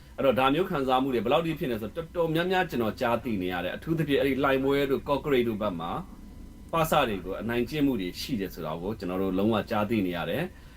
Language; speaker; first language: Burmese; native; Burmese